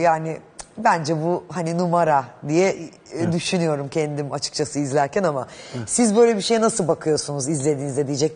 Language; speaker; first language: Turkish; native; Turkish